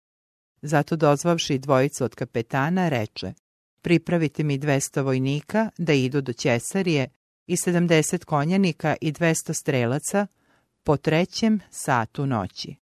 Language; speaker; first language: Serbian; native; Serbian